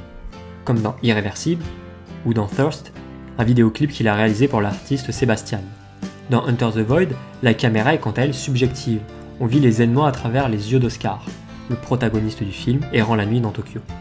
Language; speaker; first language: French; native; French